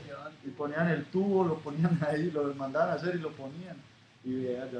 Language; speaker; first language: Spanish; native; Spanish